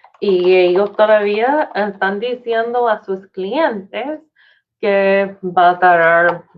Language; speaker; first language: Spanish; non-native, fluent; English